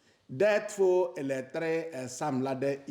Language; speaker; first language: Swedish; non-native, fluent; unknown